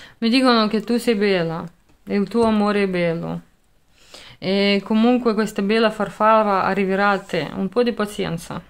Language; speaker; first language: Italian; non-native, fluent; Russian